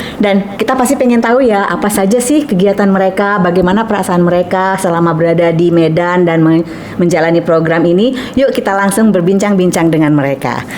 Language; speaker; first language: Indonesian; native; Indonesian